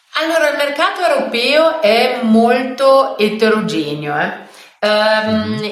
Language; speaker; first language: Italian; non-native, fluent; German